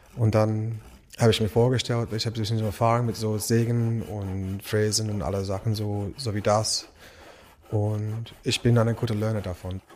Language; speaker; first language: German; non-native, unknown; English